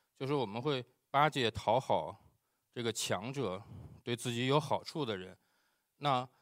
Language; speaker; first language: Chinese; native; Chinese